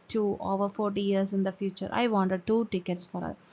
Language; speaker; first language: English; non-native, local second language; Malayalam